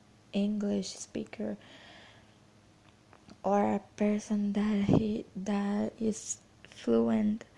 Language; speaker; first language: English; non-native, fluent; Portuguese